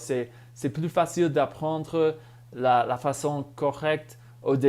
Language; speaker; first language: French; non-native, fluent; English